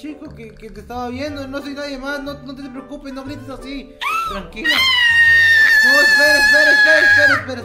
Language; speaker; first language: Spanish; native; Spanish